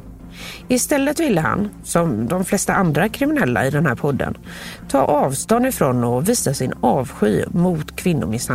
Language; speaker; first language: Swedish; native; Swedish